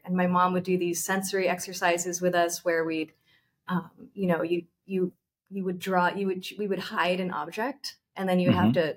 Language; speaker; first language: English; native; English